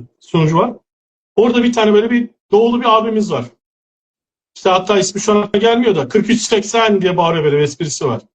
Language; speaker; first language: Turkish; native; Turkish